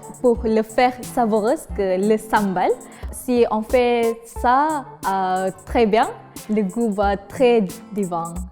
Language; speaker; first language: French; non-native, learner; Malay